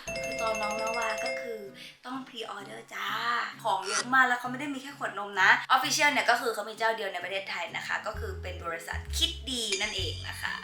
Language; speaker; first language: Thai; native; Thai